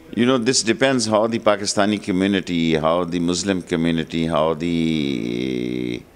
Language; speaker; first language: English; non-native, local second language; Punjabi